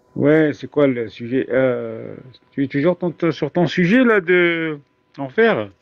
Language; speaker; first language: French; non-native, local second language; Arabic